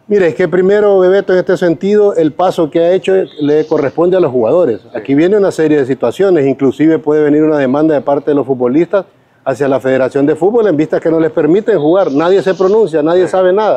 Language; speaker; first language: Spanish; native; Spanish